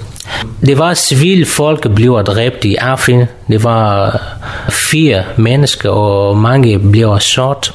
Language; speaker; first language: Danish; non-native, learner; Kurdish